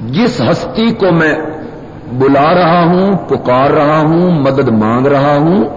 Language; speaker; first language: Urdu; native; Urdu